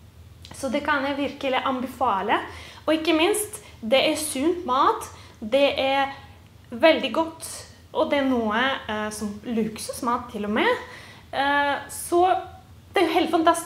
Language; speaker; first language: Norwegian; non-native, fluent; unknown